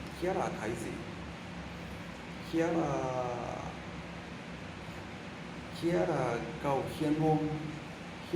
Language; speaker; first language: Vietnamese; non-native, learner; Japanese